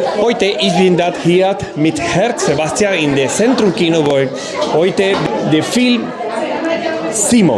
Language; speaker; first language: German; non-native, learner; Spanish